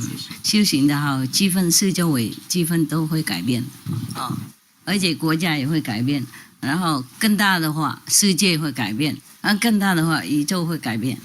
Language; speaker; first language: Chinese; non-native, fluent; Vietnamese